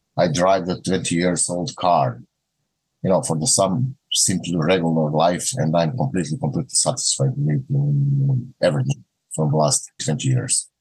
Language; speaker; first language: English; non-native, learner; Croatian